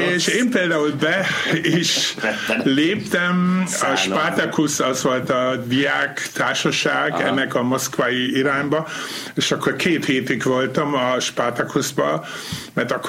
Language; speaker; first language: Hungarian; non-native, fluent; Dutch